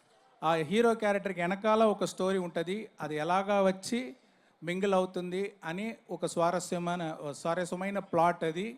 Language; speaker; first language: Telugu; non-native, fluent; Tamil